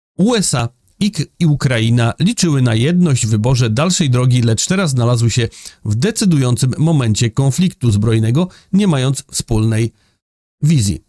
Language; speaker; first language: Polish; native; Polish